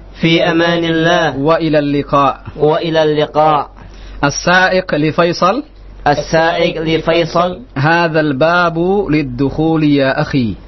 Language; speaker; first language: Arabic; non-native, fluent; Indonesian